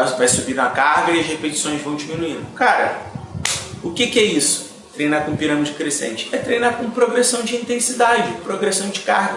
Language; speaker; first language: Portuguese; native; Portuguese